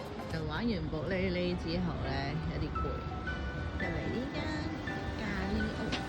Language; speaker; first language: Cantonese; native; Cantonese